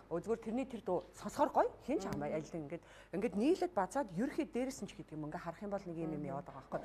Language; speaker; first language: Mongolian; native; Mongolian